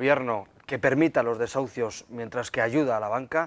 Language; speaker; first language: Spanish; native; Spanish